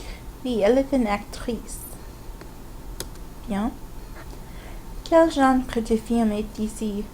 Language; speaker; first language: French; non-native, fluent; English